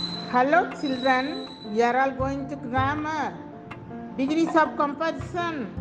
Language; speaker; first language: English; non-native, local second language; Tamil